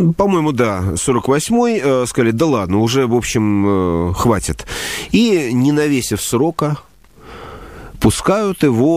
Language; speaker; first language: Russian; native; Russian